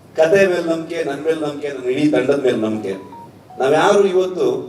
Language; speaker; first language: Kannada; native; Kannada